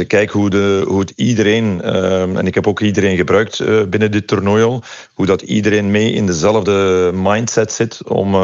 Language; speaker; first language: Dutch; native; Dutch